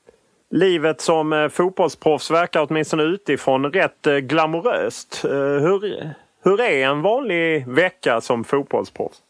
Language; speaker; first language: Swedish; native; Swedish